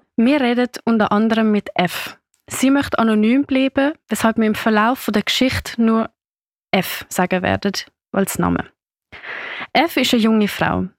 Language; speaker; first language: German; native; German